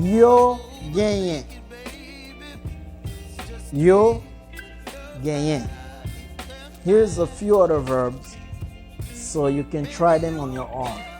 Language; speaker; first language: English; non-native, fluent; Haitian Creole